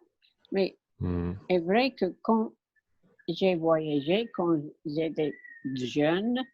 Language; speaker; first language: French; non-native, learner; English